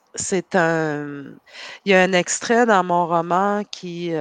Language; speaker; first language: French; native; French